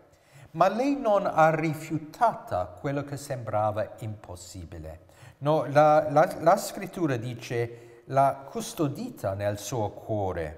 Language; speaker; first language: Italian; non-native, fluent; English